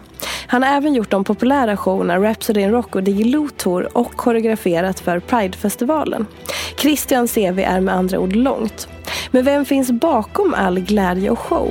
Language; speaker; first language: Swedish; native; Swedish